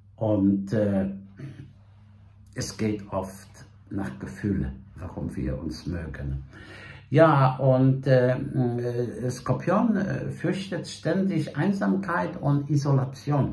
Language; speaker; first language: German; non-native, fluent; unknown